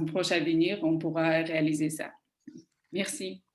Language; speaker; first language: French; non-native, fluent; Kazakh